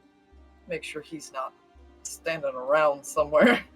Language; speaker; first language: English; native; English